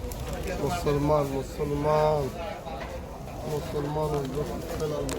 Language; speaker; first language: Turkish; non-native, learner; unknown